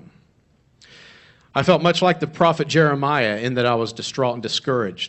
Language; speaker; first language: English; native; English